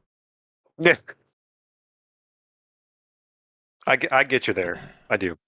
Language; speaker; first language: English; native; English